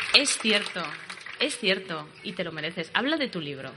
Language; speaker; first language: Spanish; native; Spanish